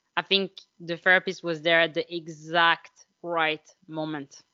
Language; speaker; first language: English; non-native, fluent; French